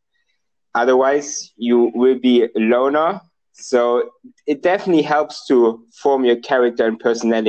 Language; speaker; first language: English; non-native, fluent; German